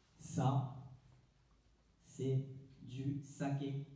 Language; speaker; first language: French; non-native, fluent; Japanese